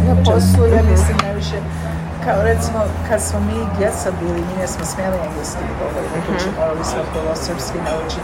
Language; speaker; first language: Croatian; early bilingual, heritage; Serbian